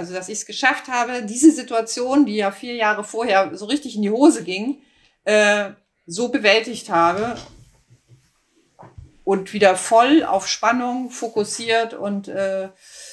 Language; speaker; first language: German; native; German